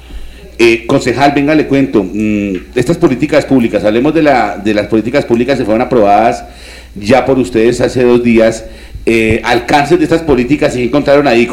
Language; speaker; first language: Spanish; native; Spanish